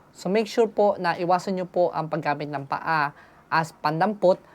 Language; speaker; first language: Filipino; non-native, local second language; Cebuano